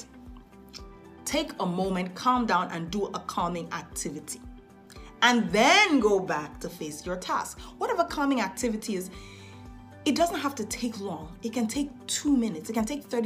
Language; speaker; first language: English; native; English